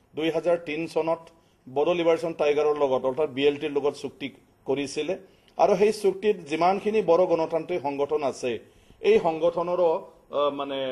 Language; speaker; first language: Assamese; non-native, local second language; Bodo